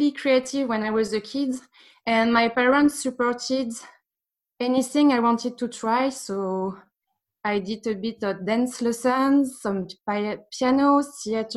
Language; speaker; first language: English; non-native, fluent; French